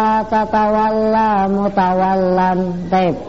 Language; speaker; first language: Arabic; non-native, fluent; Indonesian